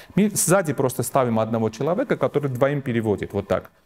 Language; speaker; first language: Russian; non-native, local second language; Armenian